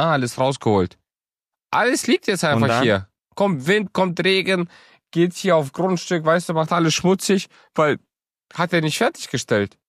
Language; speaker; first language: German; early bilingual, other home language; Romanian